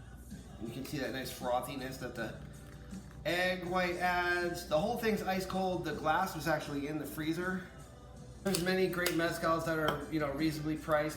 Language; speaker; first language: English; native; English